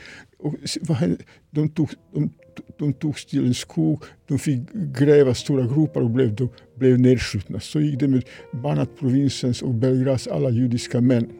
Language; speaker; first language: Swedish; non-native, fluent; Serbian